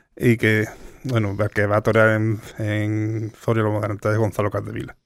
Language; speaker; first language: Spanish; native; Spanish